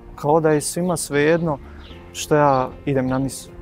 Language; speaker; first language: Croatian; native; Croatian